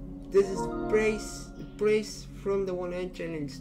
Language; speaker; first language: English; non-native, learner; Dutch